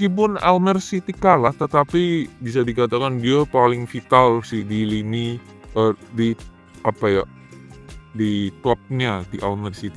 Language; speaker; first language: Indonesian; native; Indonesian